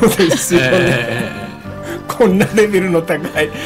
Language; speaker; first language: Japanese; native; Japanese